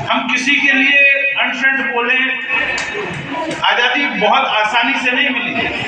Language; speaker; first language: Hindi; native; Hindi